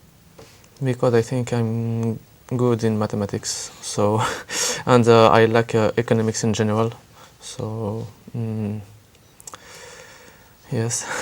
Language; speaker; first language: English; non-native, learner; French